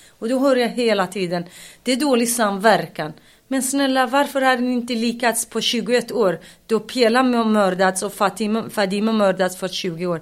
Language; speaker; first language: Swedish; non-native, fluent; Kurdish